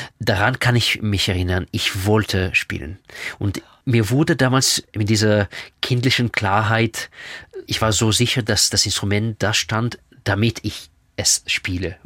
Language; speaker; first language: German; non-native, fluent; Russian